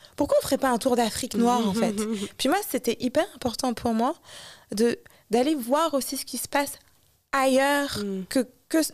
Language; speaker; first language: French; native; French